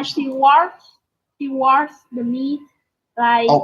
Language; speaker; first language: English; non-native, learner; Vietnamese